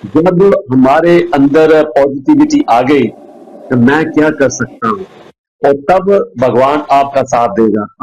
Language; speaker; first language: Hindi; non-native, local second language; Punjabi